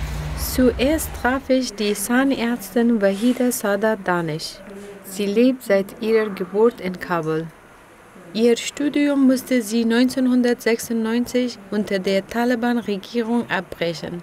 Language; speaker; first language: German; non-native, fluent; Persian